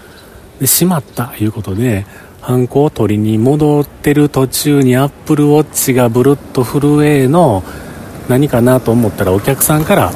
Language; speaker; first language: Japanese; native; Japanese